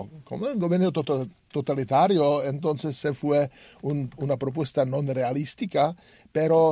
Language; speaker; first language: Spanish; non-native, learner; Czech